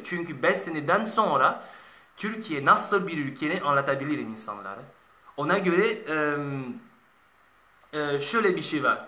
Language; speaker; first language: Turkish; non-native, learner; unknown